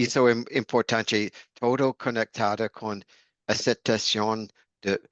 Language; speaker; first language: Portuguese; non-native, learner; English